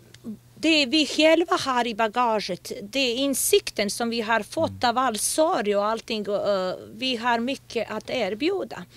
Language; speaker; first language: Swedish; non-native, fluent; Bosnian